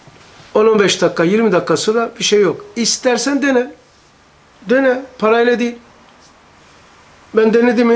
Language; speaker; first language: Turkish; native; Turkish